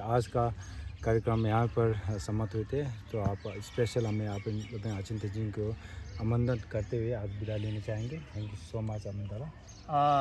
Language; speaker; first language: Hindi; non-native, local second language; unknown